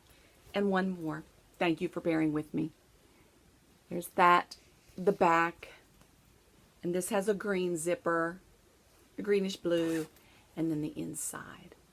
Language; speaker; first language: English; native; English